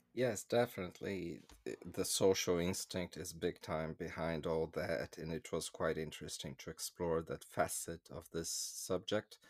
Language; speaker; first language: English; non-native, fluent; Portuguese